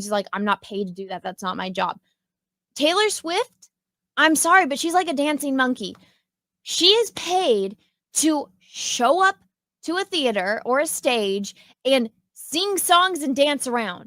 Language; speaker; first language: English; native; English